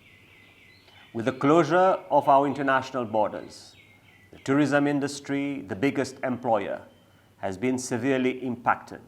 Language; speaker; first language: English; non-native, local second language; Seselwa Creole French